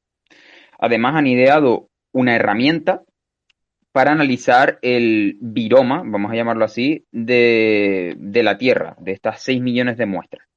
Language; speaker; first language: Spanish; native; Spanish